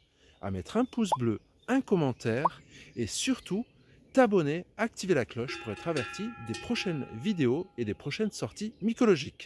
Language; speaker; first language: French; native; French